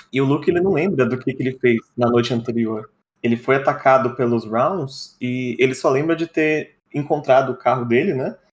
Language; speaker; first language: Portuguese; native; Portuguese